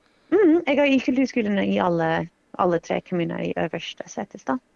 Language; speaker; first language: Norwegian; non-native, fluent; English